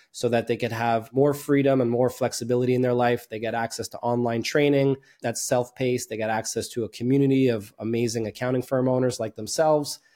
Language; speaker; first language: English; native; English